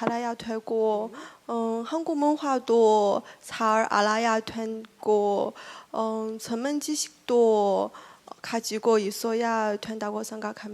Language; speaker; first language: Korean; non-native, learner; Chinese